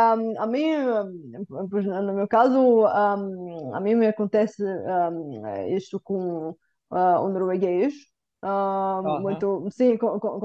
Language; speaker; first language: Portuguese; non-native, fluent; Bulgarian